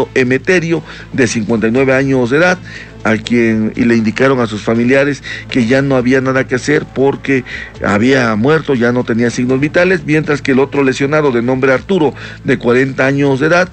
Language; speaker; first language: Spanish; native; Spanish